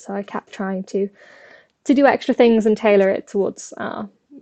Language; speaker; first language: English; native; English